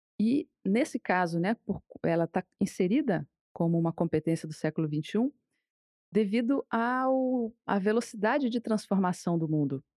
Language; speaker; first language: Portuguese; native; Portuguese